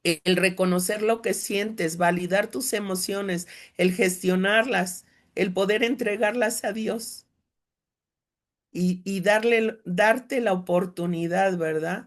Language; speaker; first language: Spanish; native; Spanish